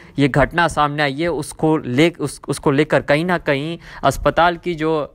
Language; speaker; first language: Hindi; native; Hindi